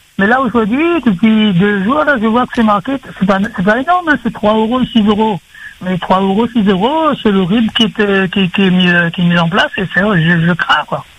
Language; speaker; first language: French; native; French